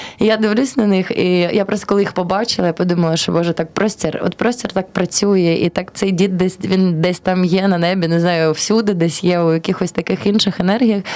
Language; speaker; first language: Ukrainian; early bilingual, heritage; Ukrainian